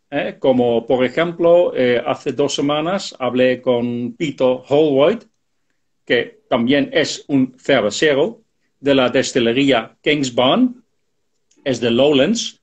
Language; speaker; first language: Spanish; non-native, fluent; Dutch